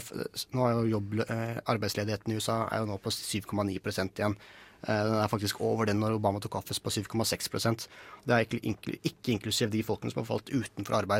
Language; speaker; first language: Norwegian; native; Norwegian